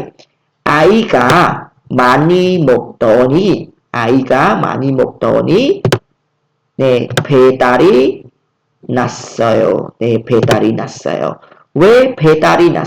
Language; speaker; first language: Korean; non-native, fluent; Khmer